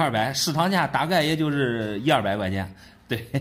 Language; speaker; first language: Chinese; native; Chinese